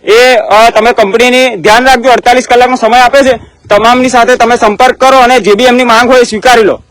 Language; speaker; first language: Gujarati; native; Gujarati